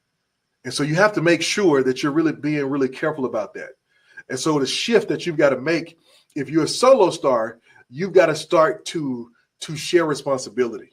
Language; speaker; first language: English; native; English